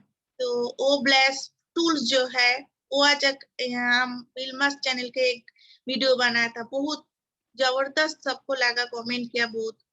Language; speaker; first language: Hindi; non-native, local second language; Bangla